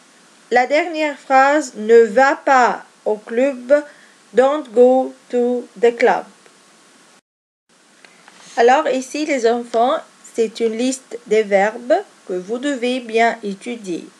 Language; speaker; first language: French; non-native, fluent; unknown